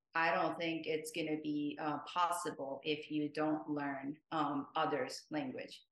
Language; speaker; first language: English; non-native, fluent; Japanese